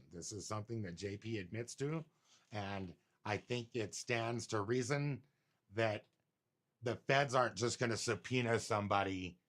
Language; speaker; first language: English; native; English